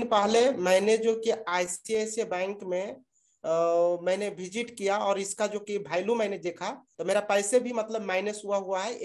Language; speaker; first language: Hindi; native; Hindi